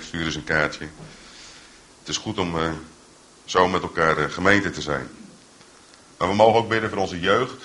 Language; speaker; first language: Dutch; native; Dutch